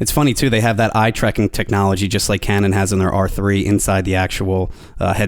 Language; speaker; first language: English; native; English